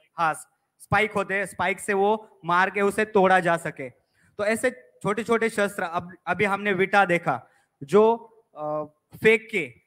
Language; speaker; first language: Hindi; non-native, local second language; Marathi